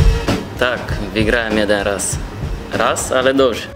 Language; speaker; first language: Polish; non-native, learner; Bulgarian